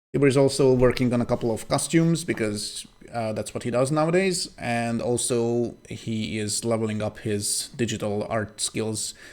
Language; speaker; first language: English; non-native, fluent; Hungarian